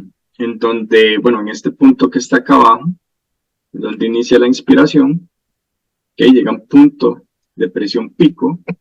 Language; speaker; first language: Spanish; native; Spanish